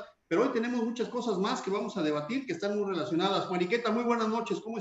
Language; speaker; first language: Spanish; native; Spanish